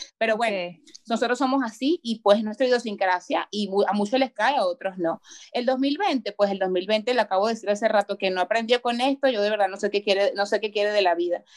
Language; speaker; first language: Spanish; native; Spanish